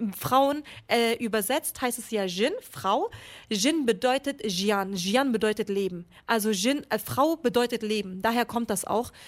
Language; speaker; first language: German; early bilingual, other home language; Kurdish